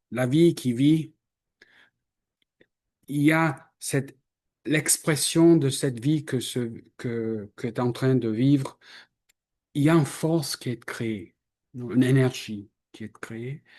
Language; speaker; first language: French; non-native, fluent; English